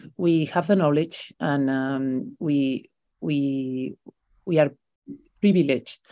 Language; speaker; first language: English; non-native, fluent; Spanish